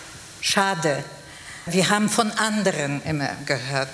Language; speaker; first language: German; non-native, fluent; Polish